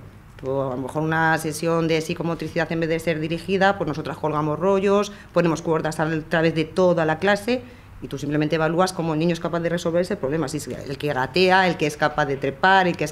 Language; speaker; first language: Spanish; native; Spanish